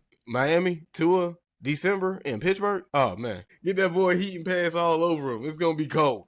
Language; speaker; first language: English; native; English